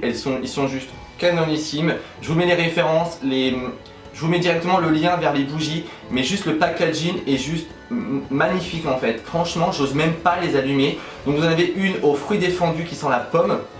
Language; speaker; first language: French; native; French